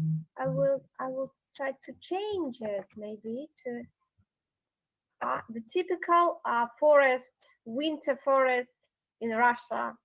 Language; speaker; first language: English; non-native, learner; Yakut